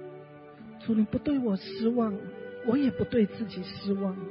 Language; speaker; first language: Chinese; native; Chinese